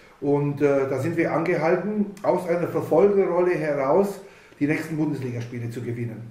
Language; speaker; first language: German; native; German